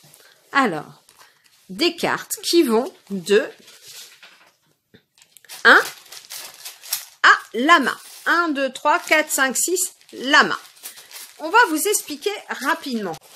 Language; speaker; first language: French; native; French